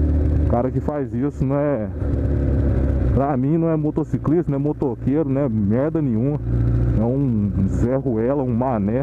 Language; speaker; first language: Portuguese; native; Portuguese